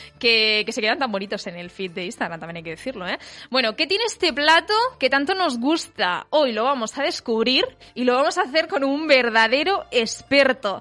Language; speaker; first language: Spanish; native; Spanish